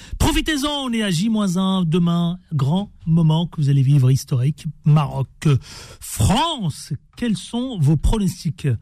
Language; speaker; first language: French; native; French